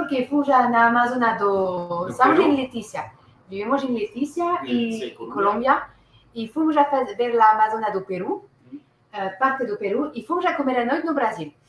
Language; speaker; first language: Portuguese; non-native, learner; French